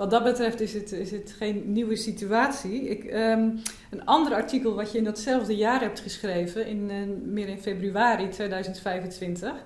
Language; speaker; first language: Dutch; native; Dutch